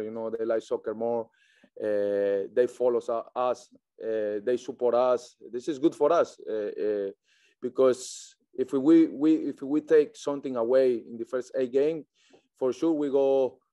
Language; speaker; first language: English; non-native, learner; Spanish